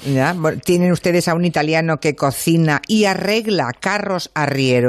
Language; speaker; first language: Spanish; native; Spanish